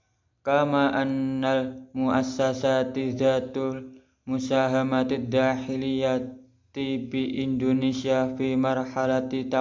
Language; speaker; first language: Arabic; non-native, learner; Indonesian